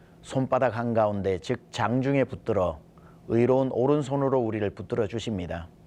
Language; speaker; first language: Korean; native; Korean